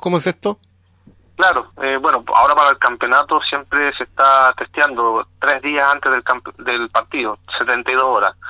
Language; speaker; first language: Spanish; native; Spanish